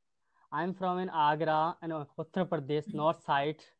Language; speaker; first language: English; non-native, learner; Hindi